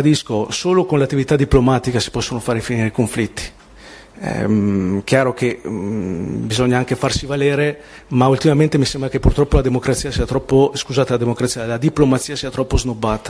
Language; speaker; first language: Italian; native; Italian